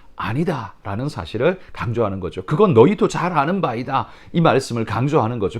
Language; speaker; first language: Korean; native; Korean